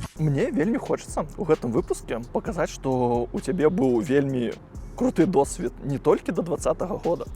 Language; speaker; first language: Belarusian; native; Belarusian